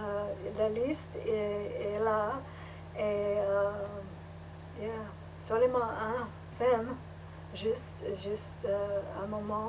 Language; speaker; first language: French; non-native, learner; English